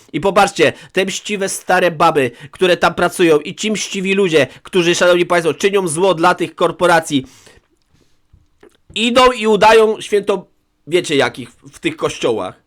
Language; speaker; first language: Polish; native; Polish